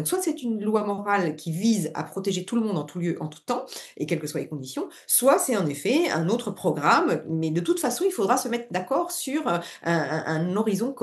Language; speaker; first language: French; native; French